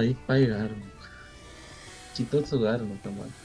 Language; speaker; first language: Japanese; non-native, learner; Spanish